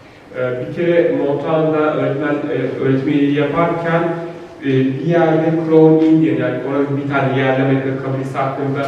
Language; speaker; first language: Turkish; native; Turkish